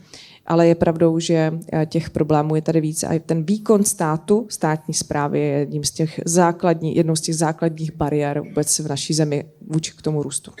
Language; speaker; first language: Czech; native; Czech